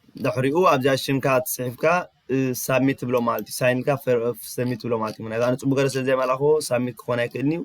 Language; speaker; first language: Tigrinya; early bilingual, heritage; Tigrinya